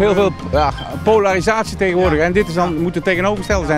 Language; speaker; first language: Dutch; native; Dutch